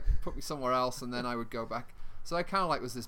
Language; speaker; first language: English; native; English